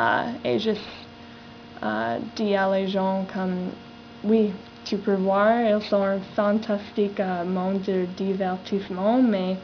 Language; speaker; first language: French; non-native, learner; English